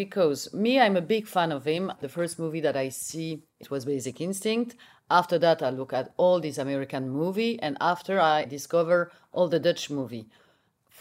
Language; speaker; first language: English; non-native, learner; French